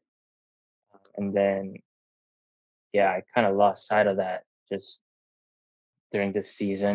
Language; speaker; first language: English; non-native, fluent; Korean